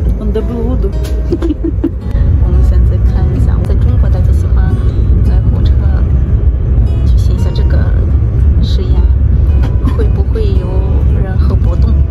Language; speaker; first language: Chinese; non-native, fluent; Ukrainian